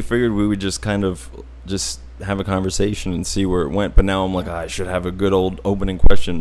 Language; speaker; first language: English; native; English